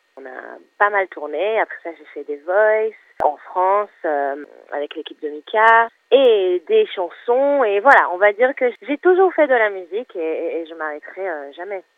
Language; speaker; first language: French; non-native, fluent; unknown